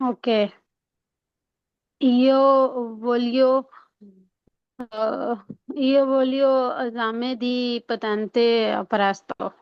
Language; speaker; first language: Italian; non-native, learner; Urdu